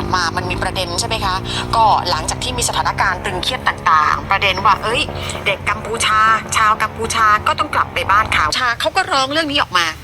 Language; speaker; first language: Thai; native; Thai